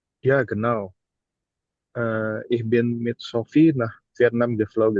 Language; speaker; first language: German; non-native, learner; Indonesian